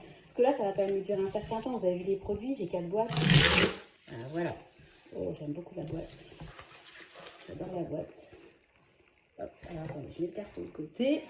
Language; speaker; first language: French; native; French